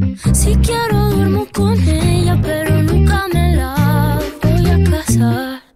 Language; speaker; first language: Spanish; non-native, learner; English